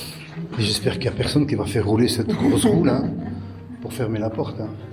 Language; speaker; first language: French; native; French